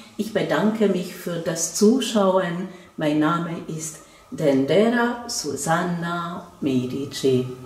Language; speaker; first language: German; non-native, fluent; Hungarian